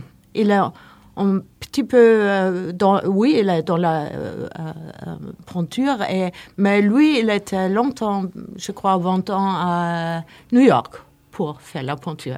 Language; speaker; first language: French; non-native, learner; Norwegian